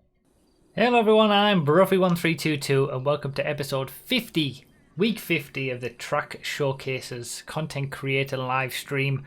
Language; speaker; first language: English; native; English